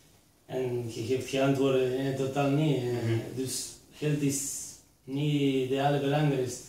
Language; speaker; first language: Dutch; non-native, fluent; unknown